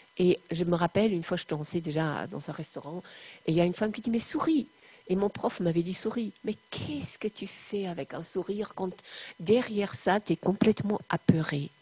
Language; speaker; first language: French; non-native, fluent; German